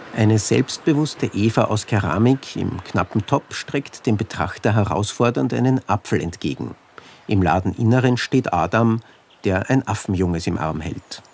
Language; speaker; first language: German; native; German